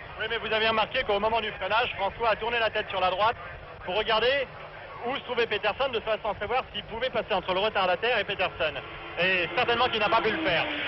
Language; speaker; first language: French; native; French